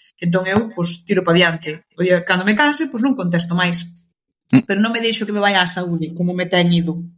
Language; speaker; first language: Galician; early bilingual, other home language; Kabuverdianu